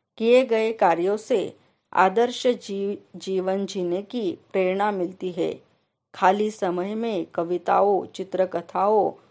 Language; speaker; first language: Hindi; non-native, local second language; Marathi